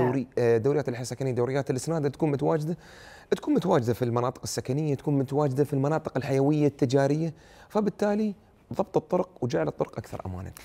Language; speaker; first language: Arabic; native; Arabic